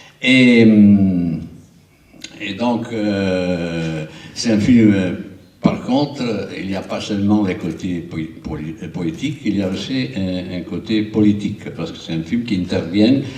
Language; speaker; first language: French; non-native, fluent; Italian